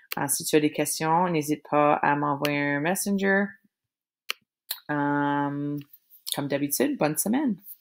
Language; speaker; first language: French; native; French